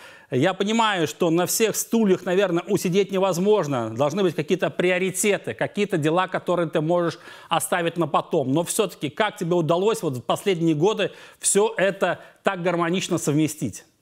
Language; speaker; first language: Russian; native; Russian